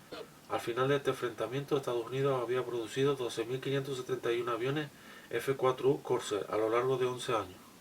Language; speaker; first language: Spanish; native; Spanish